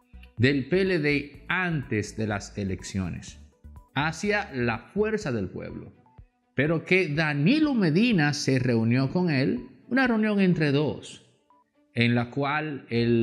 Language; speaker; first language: Spanish; native; Spanish